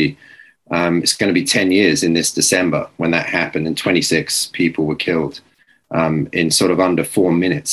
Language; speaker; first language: English; native; English